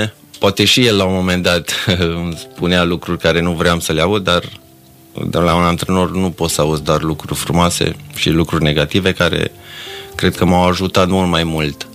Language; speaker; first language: Romanian; native; Romanian